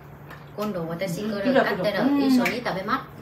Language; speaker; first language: Japanese; non-native, learner; Vietnamese